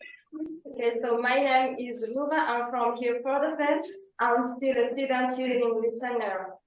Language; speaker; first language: English; non-native, learner; Malagasy